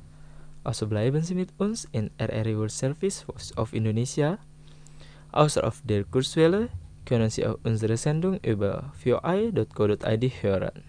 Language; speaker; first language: German; non-native, fluent; Indonesian